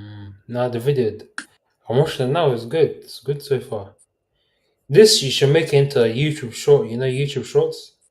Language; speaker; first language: English; early bilingual, heritage; Arabic